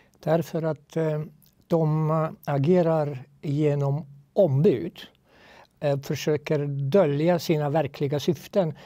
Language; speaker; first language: Swedish; non-native, fluent; Estonian